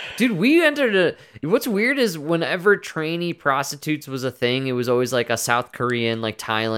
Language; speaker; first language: English; native; English